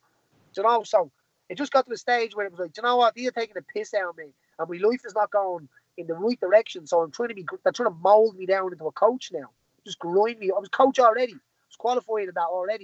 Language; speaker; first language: English; native; English